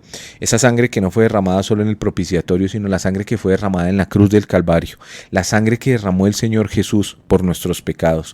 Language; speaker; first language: Spanish; native; Spanish